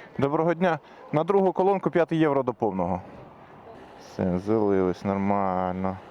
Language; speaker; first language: Ukrainian; non-native, local second language; Russian